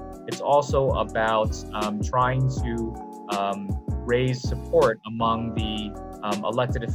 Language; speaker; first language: English; native; English